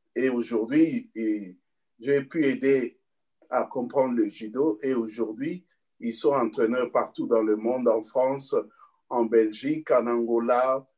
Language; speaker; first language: French; non-native, local second language; Lingala